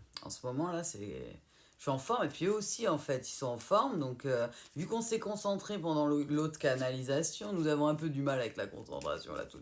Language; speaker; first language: French; native; French